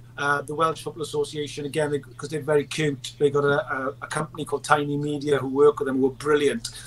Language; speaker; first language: English; native; English